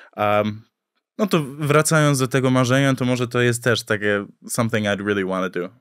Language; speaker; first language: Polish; early bilingual, heritage; English